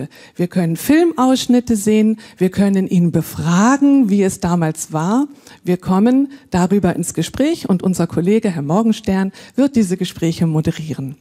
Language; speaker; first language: German; native; German